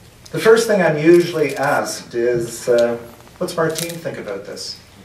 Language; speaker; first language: English; native; English